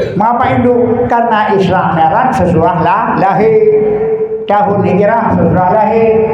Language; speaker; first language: Malay; non-native, local second language; Achinese